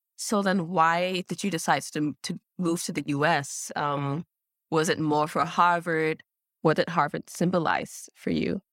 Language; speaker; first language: English; native; English